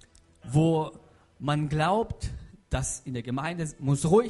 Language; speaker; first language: German; non-native, fluent; Russian